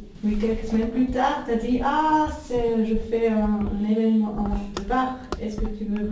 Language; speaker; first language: French; non-native, local second language; German